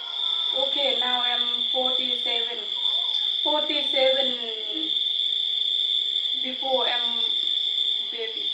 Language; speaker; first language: English; non-native, learner; Thai